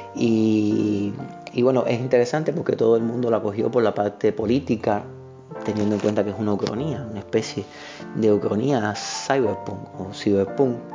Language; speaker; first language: Spanish; native; Spanish